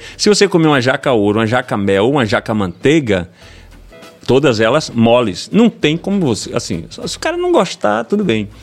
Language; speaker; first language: Portuguese; native; Portuguese